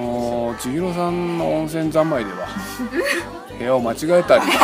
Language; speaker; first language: Japanese; native; Japanese